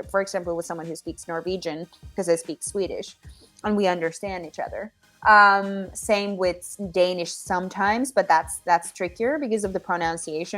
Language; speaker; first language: English; non-native, fluent; Finnish